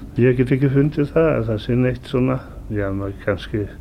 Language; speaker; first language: Icelandic; non-native, fluent; Danish